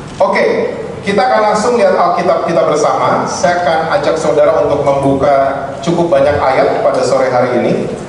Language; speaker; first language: Indonesian; native; Indonesian